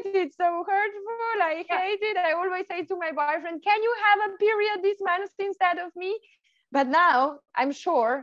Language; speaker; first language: English; non-native, fluent; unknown